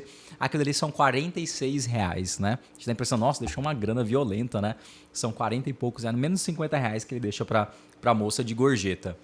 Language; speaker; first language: Portuguese; native; Portuguese